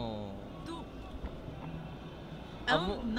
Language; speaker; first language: Spanish; non-native, learner; English